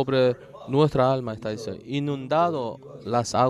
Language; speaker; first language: Spanish; non-native, learner; Korean